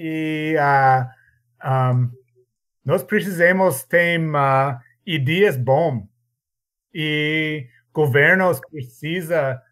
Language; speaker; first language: Portuguese; non-native, learner; English